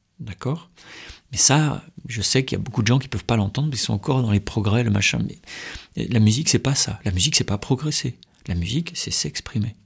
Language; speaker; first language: French; native; French